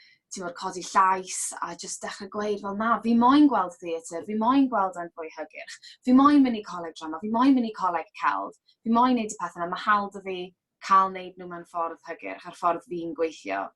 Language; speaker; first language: Welsh; native; Welsh